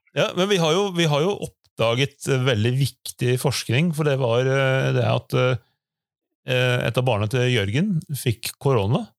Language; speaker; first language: Norwegian; native; Norwegian